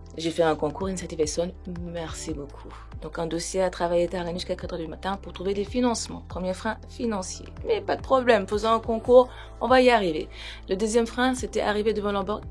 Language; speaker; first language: French; non-native, local second language; Wolof